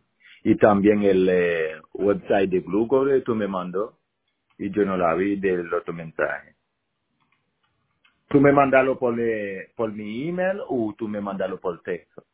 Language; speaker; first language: Spanish; non-native, learner; Haitian Creole